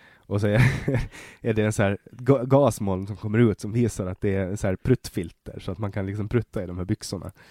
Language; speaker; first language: Swedish; native; Swedish